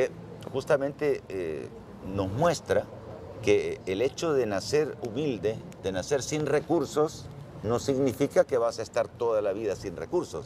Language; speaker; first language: Spanish; native; Spanish